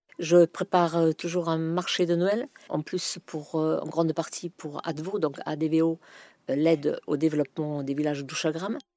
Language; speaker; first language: French; non-native, fluent; German